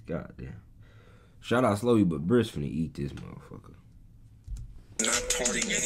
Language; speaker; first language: English; native; English